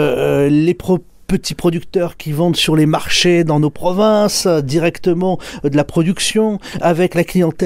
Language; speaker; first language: French; native; French